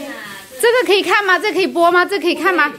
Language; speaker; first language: Chinese; native; Chinese